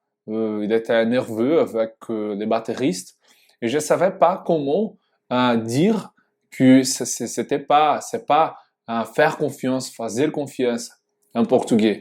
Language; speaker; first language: French; non-native, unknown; Portuguese